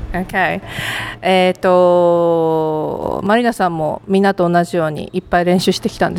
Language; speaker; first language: Japanese; native; Japanese